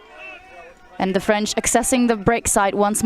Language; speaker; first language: English; native; English